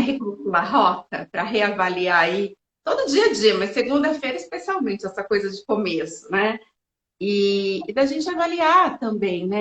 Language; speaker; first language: Portuguese; native; Portuguese